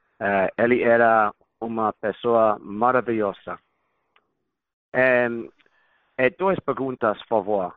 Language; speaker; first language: Portuguese; non-native, fluent; English